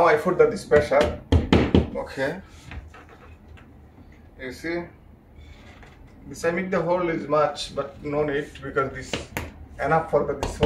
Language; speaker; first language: English; non-native, learner; Bangla